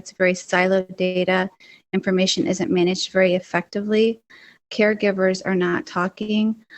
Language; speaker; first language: English; native; English